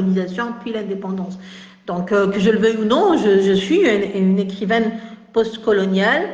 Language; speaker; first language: French; non-native, local second language; Kabyle